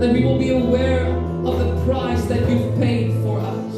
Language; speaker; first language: English; non-native, local second language; Afrikaans